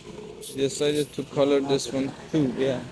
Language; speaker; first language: English; non-native, learner; Persian